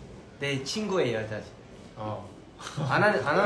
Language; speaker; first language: Korean; early bilingual, heritage; Korean